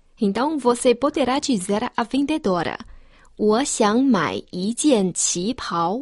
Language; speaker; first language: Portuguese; non-native, fluent; Chinese